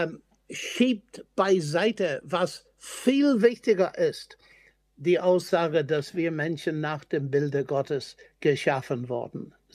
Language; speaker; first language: German; non-native, fluent; English